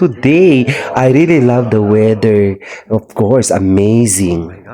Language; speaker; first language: English; non-native, local second language; Filipino